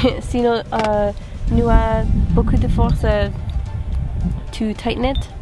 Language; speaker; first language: French; non-native, learner; English